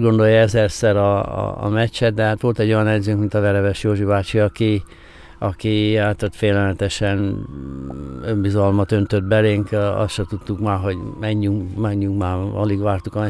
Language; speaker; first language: Hungarian; native; Hungarian